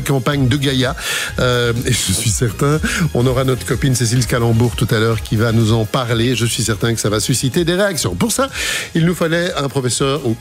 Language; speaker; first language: French; native; French